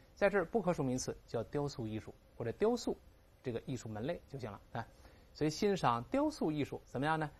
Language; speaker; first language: Chinese; native; Chinese